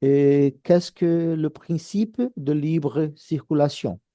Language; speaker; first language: French; non-native, fluent; Portuguese